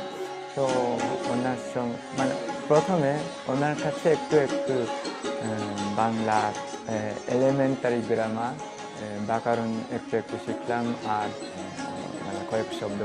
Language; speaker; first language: Bangla; non-native, fluent; Japanese